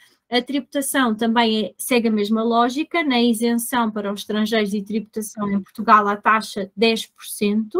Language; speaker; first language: Portuguese; native; Portuguese